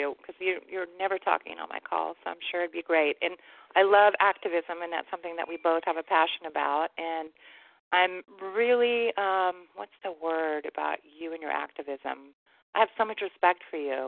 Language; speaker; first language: English; native; English